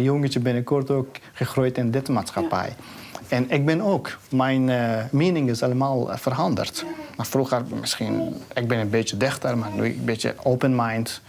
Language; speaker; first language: Dutch; non-native, learner; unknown